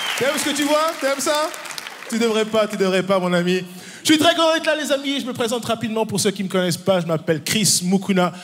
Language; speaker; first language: French; early bilingual, other home language; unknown